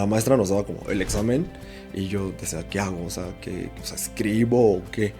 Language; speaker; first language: Spanish; early bilingual, other home language; Cantonese